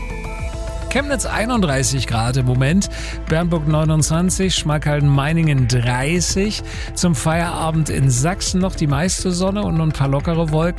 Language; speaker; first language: German; native; German